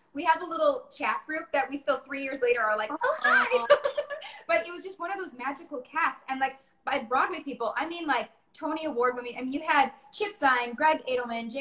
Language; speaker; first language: English; native; English